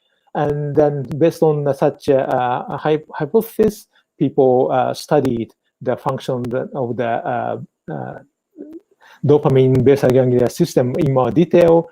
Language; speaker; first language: English; non-native, fluent; Japanese